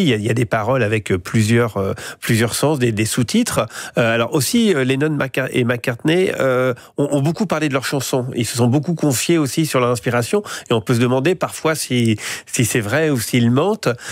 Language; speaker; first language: French; native; French